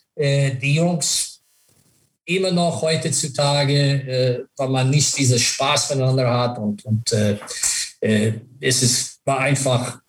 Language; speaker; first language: German; non-native, fluent; English